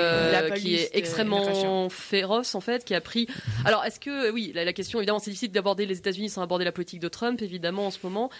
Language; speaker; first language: French; native; French